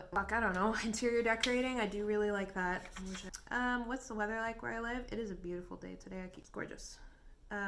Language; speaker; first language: English; native; English